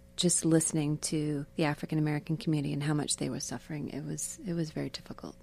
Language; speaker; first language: English; native; English